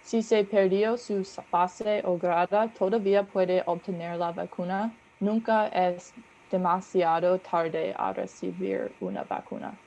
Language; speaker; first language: Spanish; non-native, learner; English